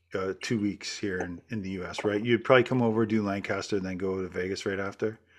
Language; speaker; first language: English; native; English